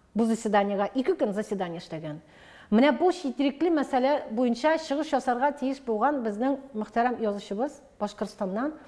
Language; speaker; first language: Tatar; native; Tatar